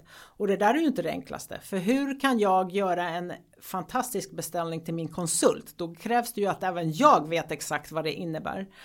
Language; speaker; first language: Swedish; early bilingual, other home language; Greek